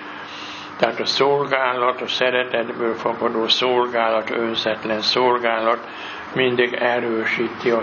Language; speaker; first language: Hungarian; native; Hungarian